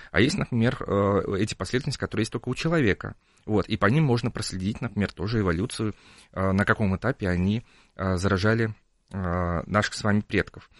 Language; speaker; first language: Russian; native; Russian